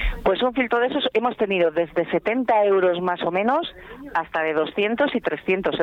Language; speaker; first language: Spanish; native; Spanish